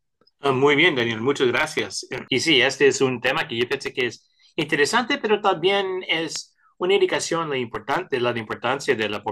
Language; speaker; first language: Spanish; early bilingual, heritage; Spanish